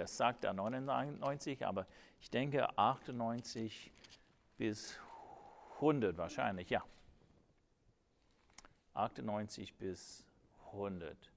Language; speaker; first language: German; non-native, fluent; English